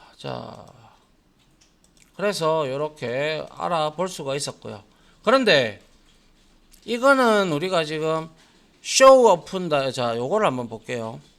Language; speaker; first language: Korean; native; Korean